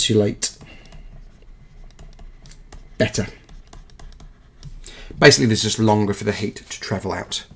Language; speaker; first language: English; native; English